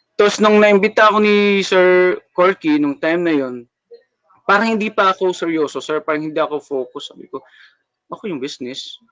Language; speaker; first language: Filipino; native; Filipino